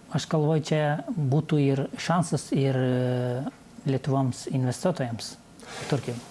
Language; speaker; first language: Lithuanian; non-native, fluent; Turkish